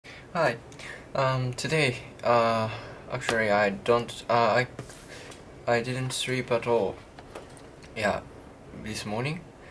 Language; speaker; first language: English; non-native, learner; Japanese